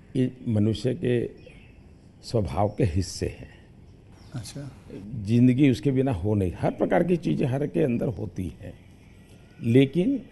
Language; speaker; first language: Hindi; non-native, local second language; Gujarati